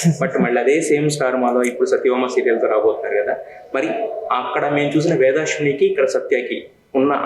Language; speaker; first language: Telugu; native; Telugu